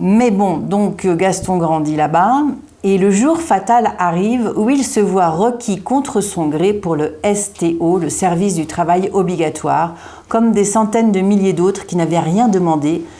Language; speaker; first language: French; native; French